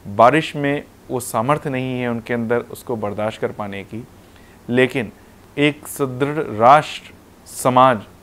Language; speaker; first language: Hindi; non-native, local second language; Punjabi